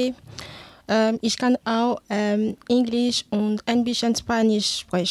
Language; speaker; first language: German; non-native, learner; Ewe